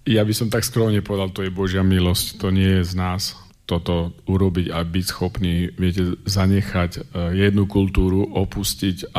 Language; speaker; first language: Slovak; native; Slovak